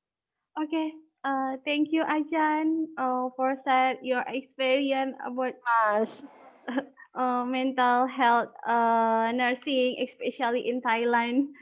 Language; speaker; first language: English; non-native, learner; Indonesian